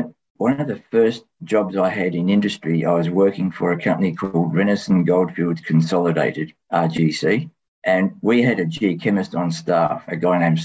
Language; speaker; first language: English; native; English